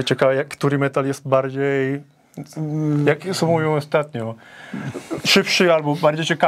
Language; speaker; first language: Polish; non-native, fluent; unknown